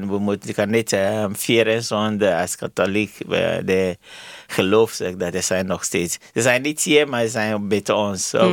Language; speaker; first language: Dutch; non-native, learner; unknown